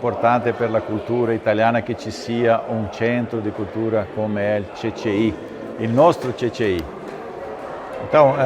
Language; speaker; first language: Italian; early bilingual, heritage; Portuguese